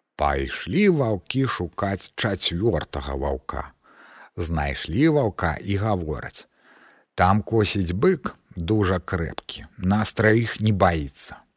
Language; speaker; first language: Belarusian; native; Belarusian